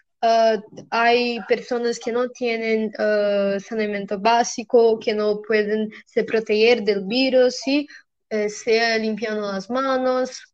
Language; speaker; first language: Spanish; non-native, learner; Portuguese